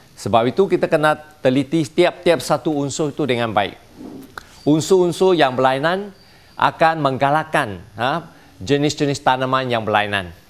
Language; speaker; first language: Malay; non-native, local second language; Chinese